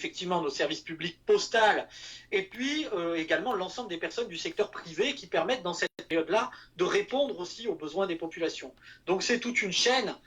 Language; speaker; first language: French; native; French